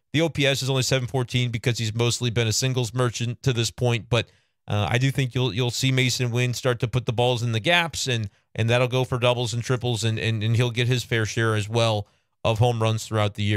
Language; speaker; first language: English; native; English